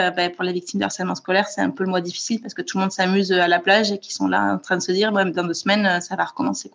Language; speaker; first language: French; native; French